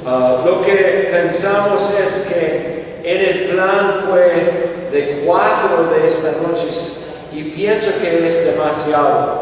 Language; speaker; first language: Spanish; non-native, fluent; English